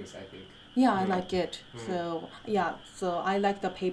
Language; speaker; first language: English; non-native, fluent; Korean